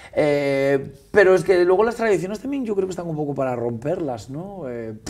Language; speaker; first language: Spanish; native; Spanish